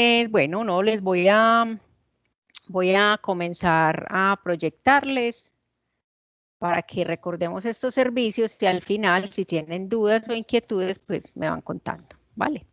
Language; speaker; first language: Spanish; native; Spanish